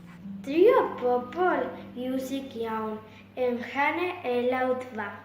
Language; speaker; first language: Welsh; non-native, learner; Spanish